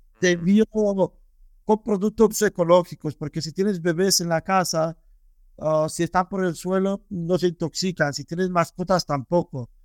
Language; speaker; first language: Spanish; non-native, fluent; Romanian